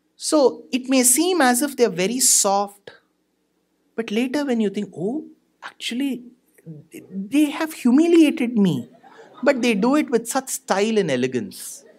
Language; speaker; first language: English; non-native, local second language; Tamil